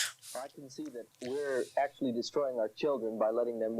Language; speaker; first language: English; native; English